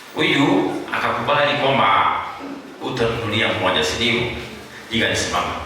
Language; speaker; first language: Swahili; native; Swahili